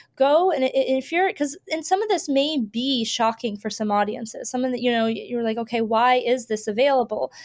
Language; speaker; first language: English; native; English